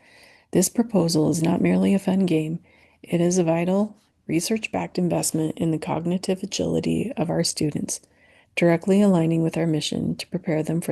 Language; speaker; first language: English; native; English